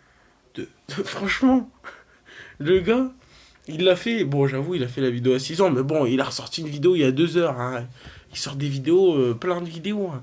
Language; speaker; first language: French; native; French